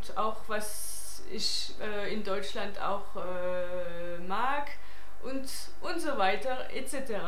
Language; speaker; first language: German; non-native, fluent; French